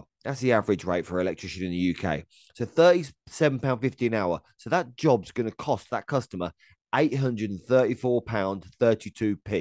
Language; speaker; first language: English; native; English